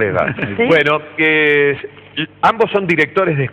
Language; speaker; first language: Spanish; native; Spanish